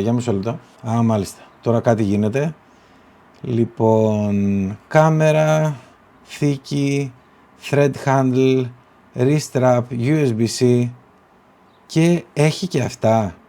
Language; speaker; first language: Greek; native; Greek